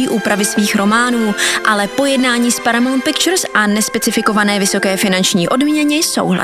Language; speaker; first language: Czech; native; Czech